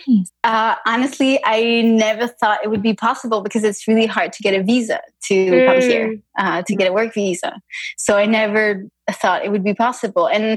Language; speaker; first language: English; non-native, fluent; French